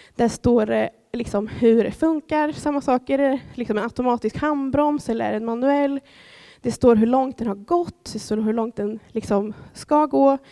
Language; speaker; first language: Swedish; native; Swedish